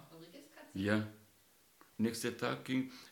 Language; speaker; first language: German; non-native, fluent; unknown